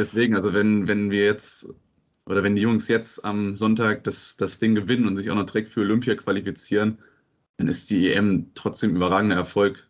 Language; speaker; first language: German; native; German